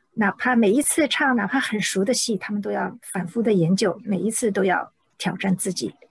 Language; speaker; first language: Chinese; native; Chinese